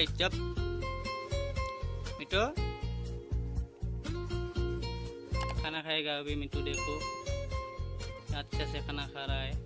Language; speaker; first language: Hindi; non-native, local second language; Assamese